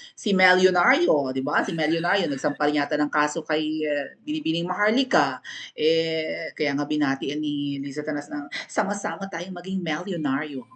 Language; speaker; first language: Filipino; native; Filipino